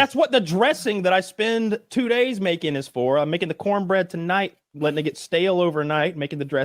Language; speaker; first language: English; native; English